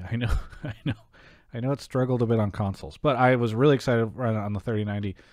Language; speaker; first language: English; native; English